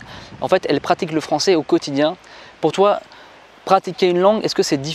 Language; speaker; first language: French; native; French